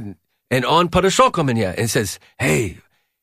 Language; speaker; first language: Russian; non-native, learner; English